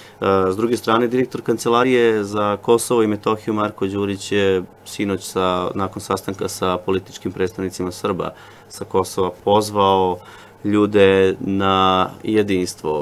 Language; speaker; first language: Serbian; native; Serbian